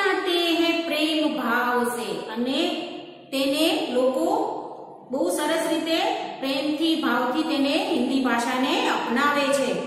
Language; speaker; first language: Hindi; non-native, local second language; Gujarati